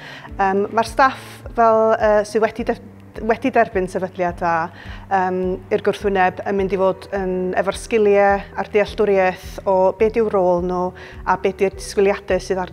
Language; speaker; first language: Welsh; native; Welsh